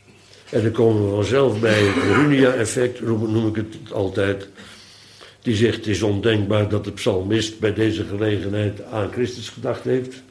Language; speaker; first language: Dutch; native; Dutch